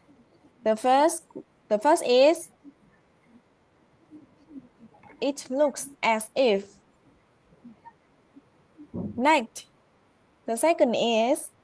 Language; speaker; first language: English; non-native, learner; Vietnamese